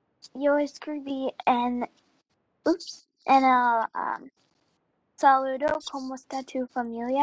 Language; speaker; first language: Spanish; non-native, learner; English